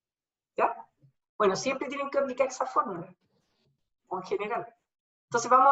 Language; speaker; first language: Spanish; native; Spanish